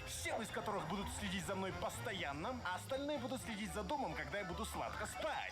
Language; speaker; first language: Russian; native; Russian